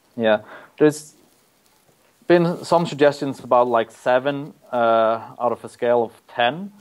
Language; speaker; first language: English; non-native, fluent; Norwegian